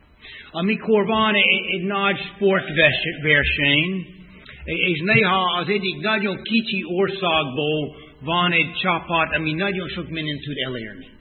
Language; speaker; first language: Hungarian; non-native, fluent; English